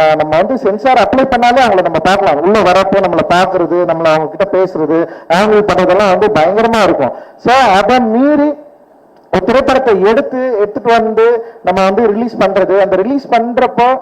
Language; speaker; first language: Tamil; native; Tamil